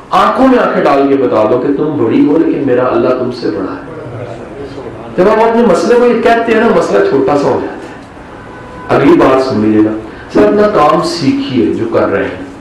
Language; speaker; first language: Urdu; non-native, local second language; Punjabi